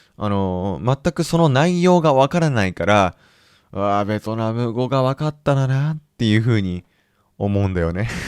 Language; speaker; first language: Japanese; native; Japanese